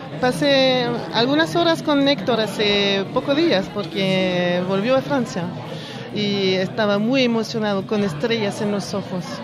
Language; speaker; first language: Spanish; early bilingual, heritage; French